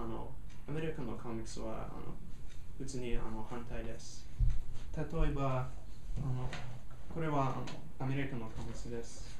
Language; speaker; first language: Japanese; non-native, learner; English